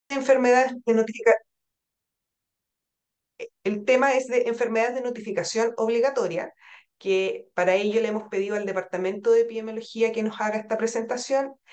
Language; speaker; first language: Spanish; native; Spanish